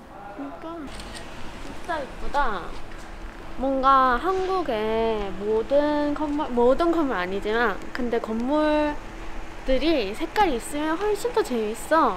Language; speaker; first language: Korean; non-native, learner; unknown